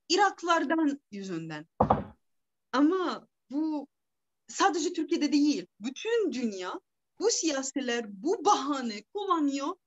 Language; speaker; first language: Turkish; non-native, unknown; Arabic